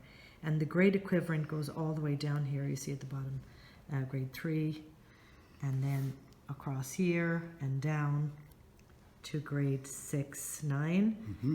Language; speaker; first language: English; native; English